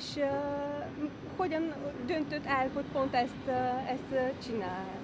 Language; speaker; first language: Hungarian; non-native, learner; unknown